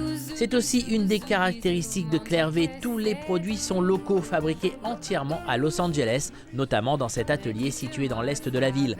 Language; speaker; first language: French; native; French